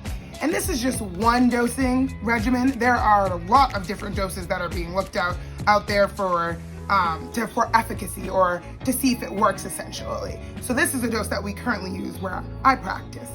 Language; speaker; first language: English; native; English